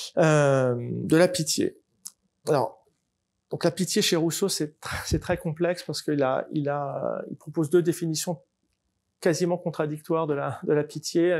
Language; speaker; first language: French; native; French